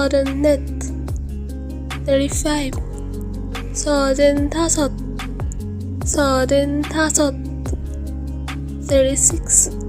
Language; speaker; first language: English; non-native, local second language; Hindi